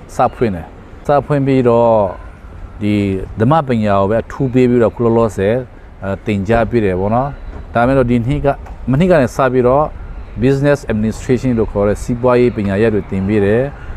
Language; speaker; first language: Burmese; non-native, local second language; Hakha Chin